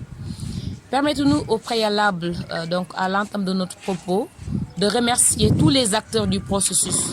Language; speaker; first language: French; non-native, local second language; Wolof